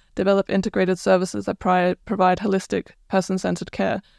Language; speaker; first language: English; non-native, fluent; Croatian